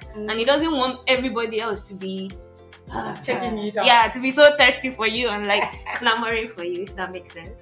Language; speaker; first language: English; non-native, local second language; Yoruba